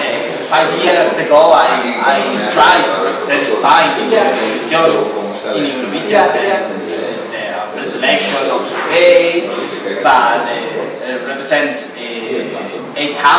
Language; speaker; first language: English; non-native, learner; Spanish